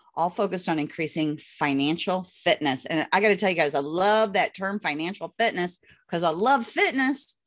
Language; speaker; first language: English; native; English